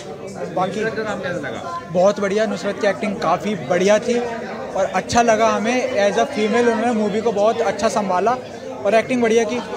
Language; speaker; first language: Hindi; native; Hindi